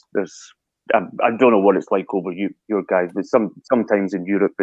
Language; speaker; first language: English; native; English